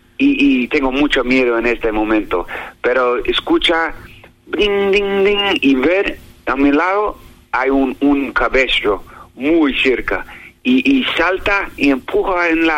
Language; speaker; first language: Spanish; non-native, learner; English